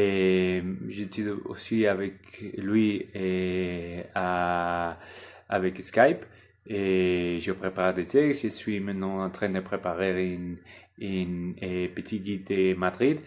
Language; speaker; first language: French; non-native, learner; Spanish